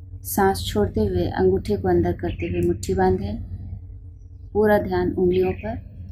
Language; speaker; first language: Hindi; native; Hindi